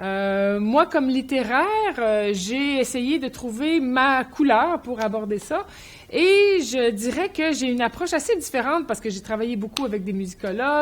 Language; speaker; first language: French; native; French